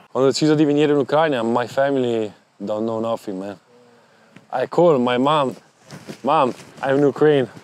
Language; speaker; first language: English; non-native, learner; Italian